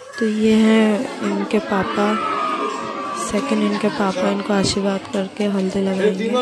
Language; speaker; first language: Hindi; non-native, local second language; Bangla